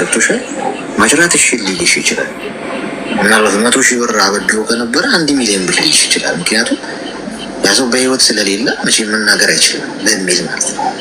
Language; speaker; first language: Amharic; native; Amharic